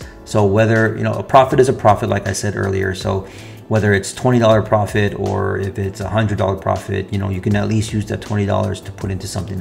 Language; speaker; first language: English; native; English